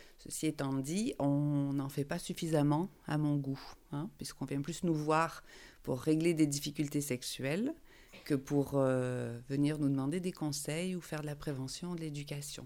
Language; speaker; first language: French; native; French